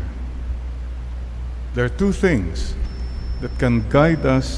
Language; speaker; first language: English; non-native, local second language; Iloko